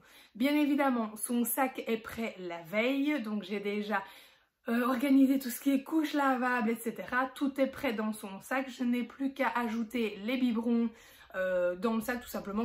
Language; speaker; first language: French; native; French